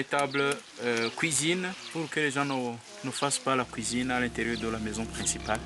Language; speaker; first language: French; non-native, local second language; Kinyarwanda